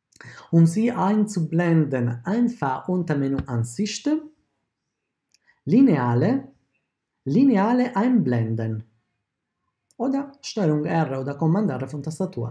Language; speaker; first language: German; non-native, fluent; Italian